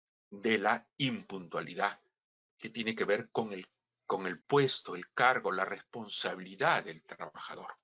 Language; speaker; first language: Spanish; native; Spanish